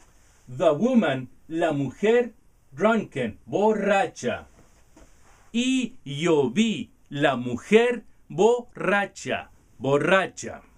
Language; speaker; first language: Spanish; non-native, learner; English